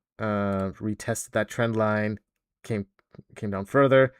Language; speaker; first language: English; native; English